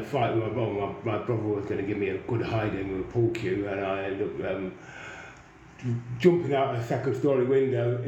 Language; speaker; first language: English; native; English